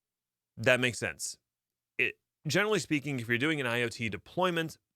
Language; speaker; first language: English; native; English